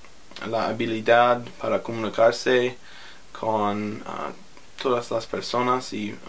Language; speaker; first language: Spanish; non-native, learner; English